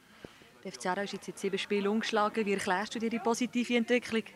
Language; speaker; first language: German; native; German